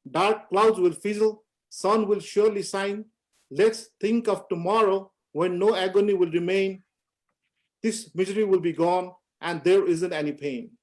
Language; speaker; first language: English; non-native, local second language; Nepali